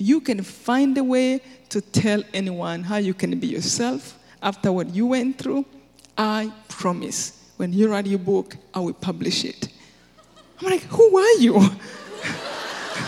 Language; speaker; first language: English; non-native, local second language; Kinyarwanda